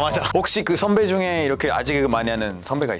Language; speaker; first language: Korean; non-native, fluent; Spanish